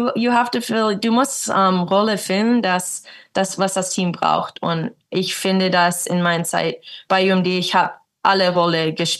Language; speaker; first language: German; early bilingual, heritage; English